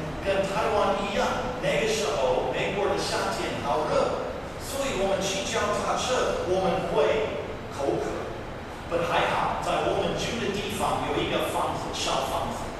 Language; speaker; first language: Chinese; non-native, fluent; English